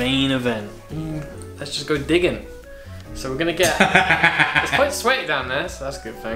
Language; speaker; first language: English; native; English